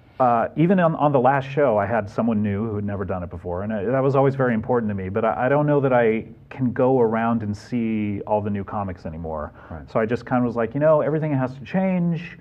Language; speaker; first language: English; native; English